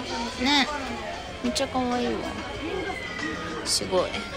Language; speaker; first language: Japanese; early bilingual, other home language; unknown